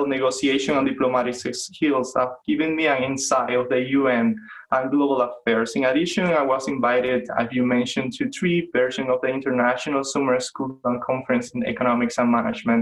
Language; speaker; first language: English; non-native, fluent; Spanish